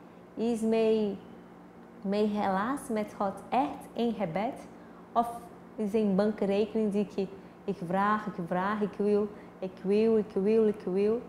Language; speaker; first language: Dutch; non-native, fluent; Portuguese